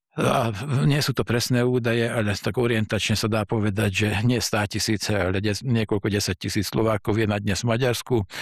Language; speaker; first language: Slovak; early bilingual, heritage; Slovak